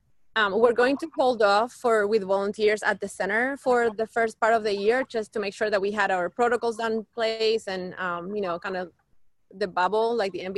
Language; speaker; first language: English; non-native, fluent; Spanish